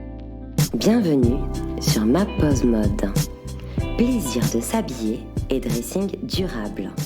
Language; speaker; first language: French; native; French